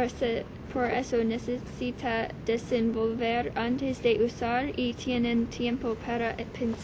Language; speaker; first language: Spanish; non-native, learner; English